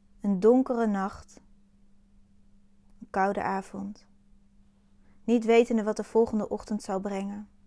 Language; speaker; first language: Dutch; native; Dutch